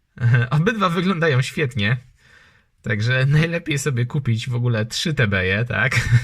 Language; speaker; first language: Polish; native; Polish